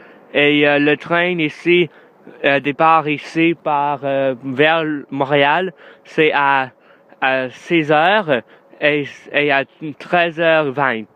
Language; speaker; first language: French; non-native, learner; English